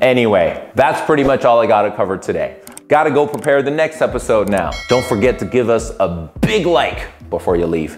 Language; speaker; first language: English; non-native, fluent; Chinese